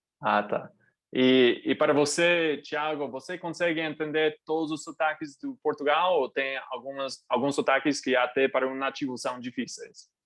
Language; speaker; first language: Portuguese; non-native, fluent; Spanish